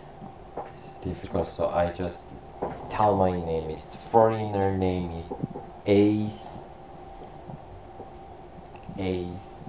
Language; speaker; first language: English; non-native, learner; Korean